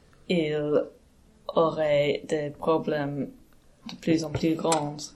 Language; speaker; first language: French; non-native, learner; English